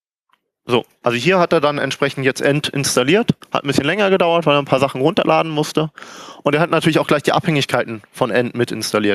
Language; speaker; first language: German; native; German